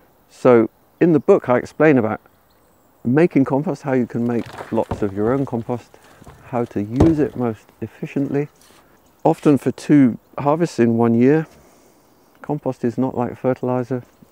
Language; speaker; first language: English; native; English